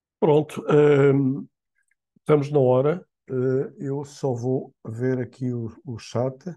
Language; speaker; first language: Portuguese; native; Portuguese